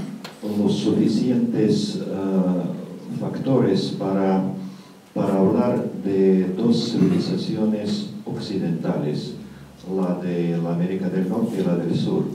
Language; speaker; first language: Spanish; non-native, fluent; Russian